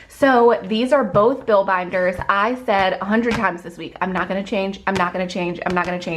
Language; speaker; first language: English; native; English